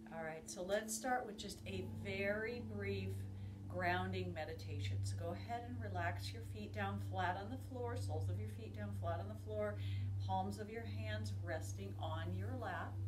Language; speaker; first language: English; native; English